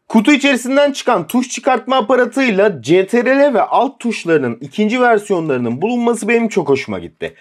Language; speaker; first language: Turkish; native; Turkish